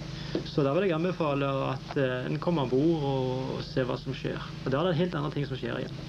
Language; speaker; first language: Norwegian; native; Norwegian